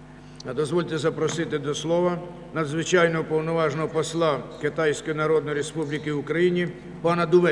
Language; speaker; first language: Ukrainian; native; Ukrainian